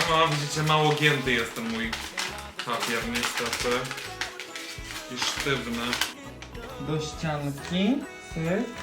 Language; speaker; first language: Polish; native; Polish